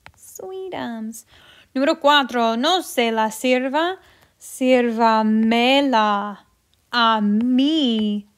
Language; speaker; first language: Spanish; non-native, fluent; English